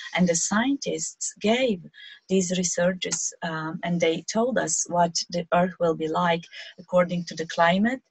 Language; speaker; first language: English; non-native, fluent; Slovenian